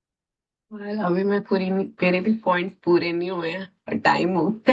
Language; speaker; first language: Hindi; native; Hindi